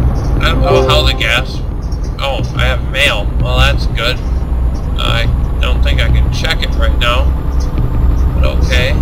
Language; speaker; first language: English; native; English